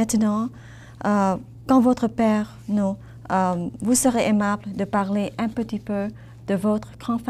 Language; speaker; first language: French; non-native, learner; Vietnamese